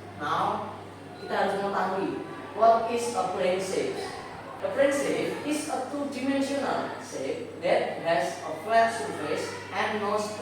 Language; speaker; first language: English; non-native, learner; Indonesian